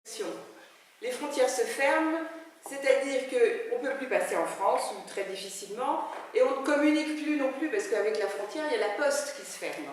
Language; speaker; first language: French; native; French